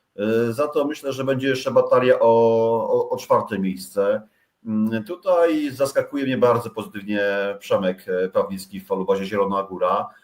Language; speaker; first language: Polish; native; Polish